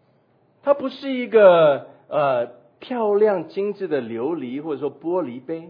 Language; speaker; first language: Chinese; native; Chinese